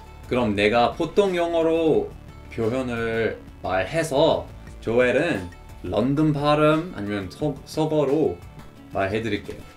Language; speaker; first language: Korean; non-native, fluent; English